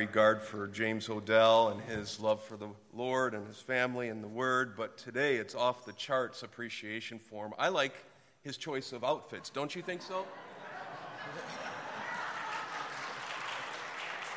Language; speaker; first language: English; native; English